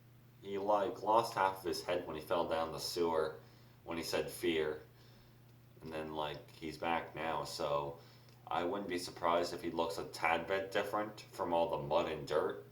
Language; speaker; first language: English; native; English